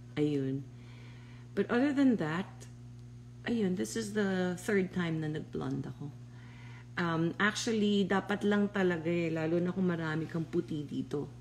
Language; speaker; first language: Filipino; native; Filipino